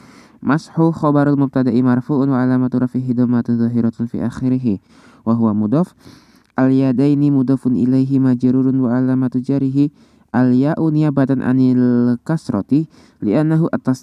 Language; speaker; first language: Arabic; non-native, fluent; Indonesian